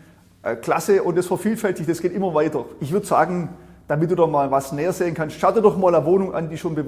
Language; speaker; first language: German; native; German